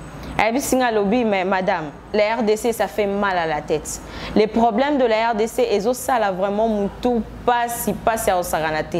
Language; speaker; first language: French; non-native, local second language; Lingala